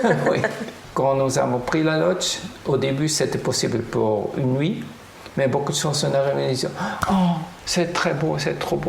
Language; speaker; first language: French; non-native, fluent; German